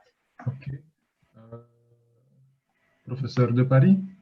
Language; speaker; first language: French; non-native, fluent; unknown